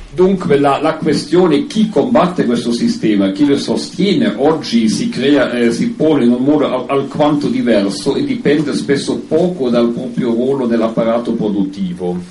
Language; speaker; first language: Italian; non-native, fluent; German